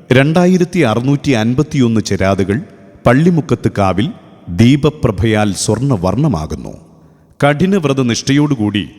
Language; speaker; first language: Malayalam; native; Malayalam